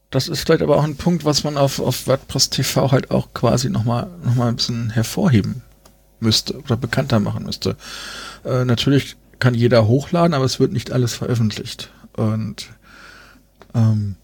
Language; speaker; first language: German; native; German